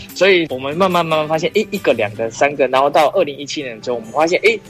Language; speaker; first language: Chinese; native; Chinese